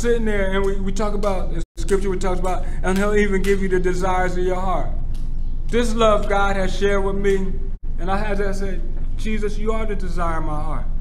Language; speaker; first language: English; native; English